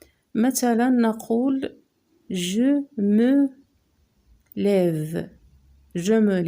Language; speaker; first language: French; non-native, local second language; Arabic